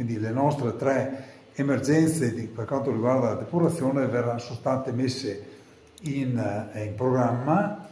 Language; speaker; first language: Italian; native; Italian